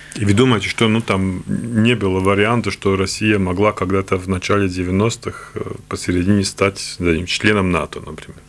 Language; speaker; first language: Russian; non-native, local second language; Latvian